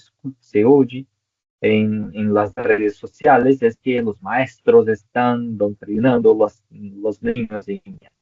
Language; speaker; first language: Spanish; non-native, local second language; Portuguese